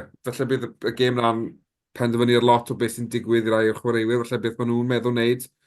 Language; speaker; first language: Welsh; native; Welsh